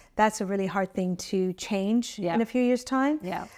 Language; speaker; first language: English; early bilingual, other home language; Italian